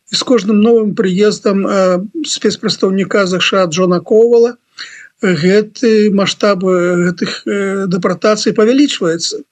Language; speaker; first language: Belarusian; non-native, local second language; Russian